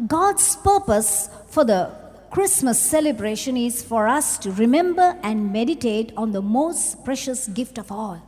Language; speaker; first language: English; non-native, local second language; Sinhala